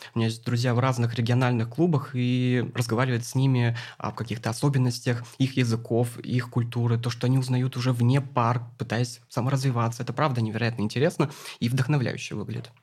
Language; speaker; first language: Russian; native; Russian